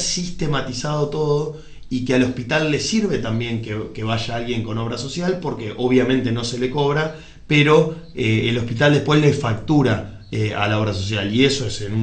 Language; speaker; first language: Spanish; native; Spanish